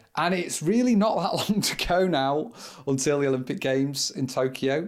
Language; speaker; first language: English; native; English